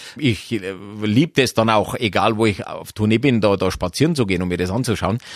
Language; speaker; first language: German; native; German